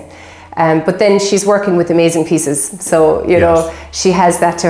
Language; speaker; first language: English; native; English